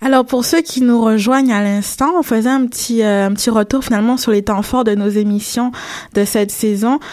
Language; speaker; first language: French; native; French